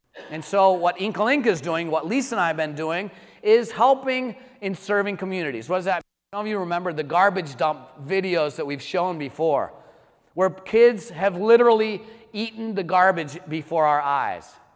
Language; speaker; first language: English; early bilingual, heritage; English